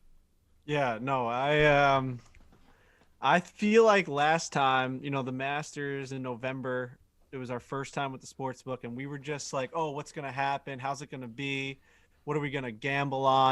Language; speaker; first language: English; native; English